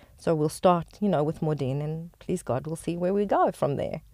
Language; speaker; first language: English; native; English